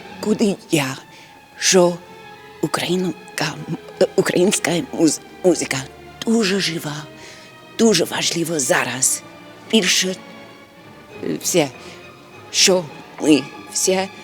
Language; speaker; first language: Ukrainian; early bilingual, heritage; English